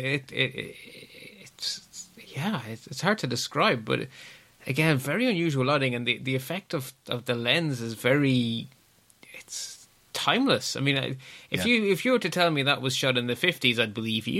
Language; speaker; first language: English; native; English